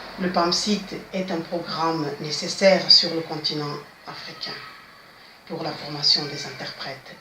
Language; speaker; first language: French; non-native, fluent; Portuguese